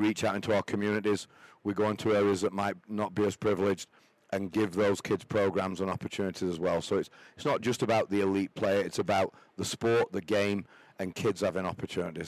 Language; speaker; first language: English; native; English